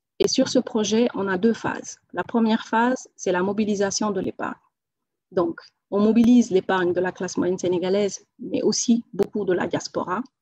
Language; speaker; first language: French; non-native, local second language; Wolof